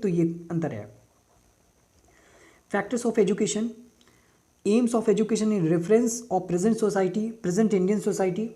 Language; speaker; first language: Hindi; native; Hindi